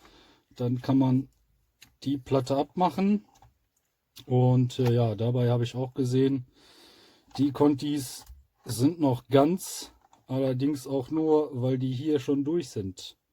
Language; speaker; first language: German; native; German